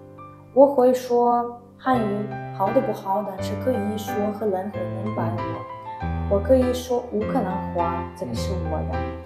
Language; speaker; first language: Chinese; non-native, learner; Ukrainian